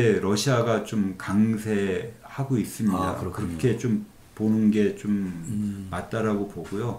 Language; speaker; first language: Korean; native; Korean